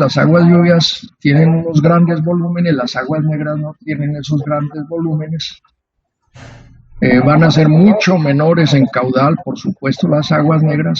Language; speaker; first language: Spanish; native; Spanish